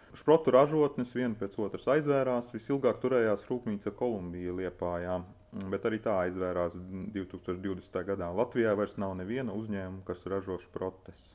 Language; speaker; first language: Latvian; native; Latvian